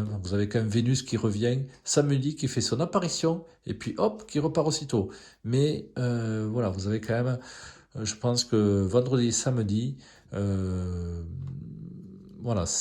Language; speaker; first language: French; native; French